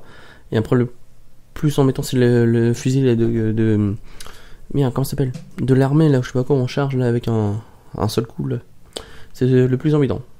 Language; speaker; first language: French; native; French